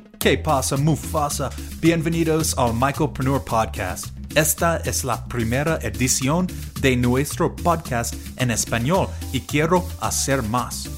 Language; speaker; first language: Spanish; non-native, learner; English